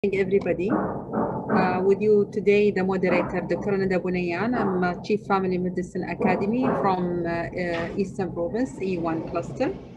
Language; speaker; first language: English; non-native, fluent; Arabic